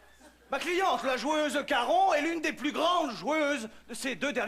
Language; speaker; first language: French; native; French